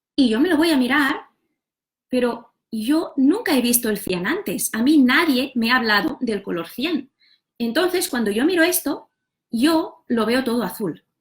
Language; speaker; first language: Spanish; non-native, local second language; Catalan